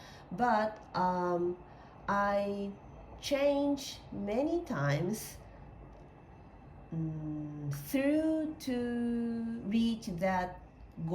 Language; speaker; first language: English; non-native, learner; Japanese